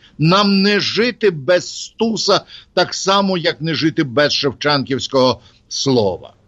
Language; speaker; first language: Ukrainian; non-native, local second language; Russian